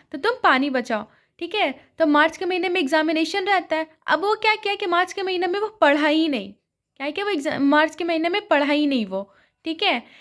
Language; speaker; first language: Hindi; native; Hindi